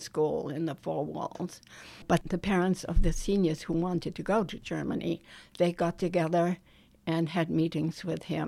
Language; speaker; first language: English; non-native, fluent; German